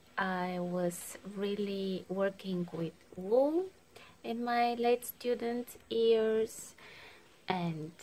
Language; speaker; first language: English; non-native, fluent; Bulgarian